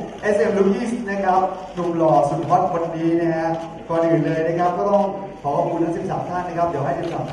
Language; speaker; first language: Thai; native; Thai